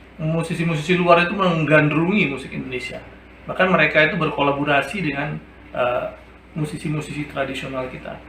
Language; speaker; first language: Indonesian; native; Indonesian